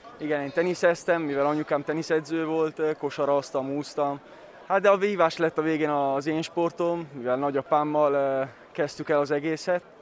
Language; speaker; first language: Hungarian; early bilingual, heritage; Hungarian